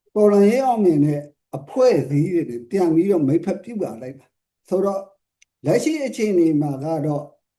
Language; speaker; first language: Burmese; non-native, local second language; S'gaw Karen